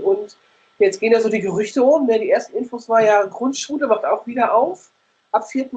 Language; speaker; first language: German; native; German